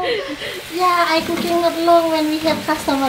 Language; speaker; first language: English; non-native, learner; Indonesian